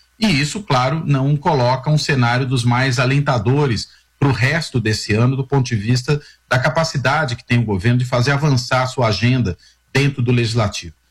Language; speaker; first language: Portuguese; native; Portuguese